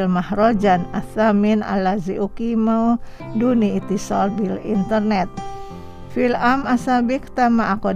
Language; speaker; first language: Arabic; non-native, fluent; Indonesian